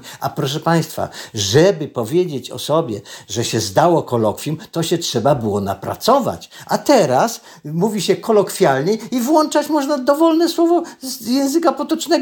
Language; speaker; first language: Polish; native; Polish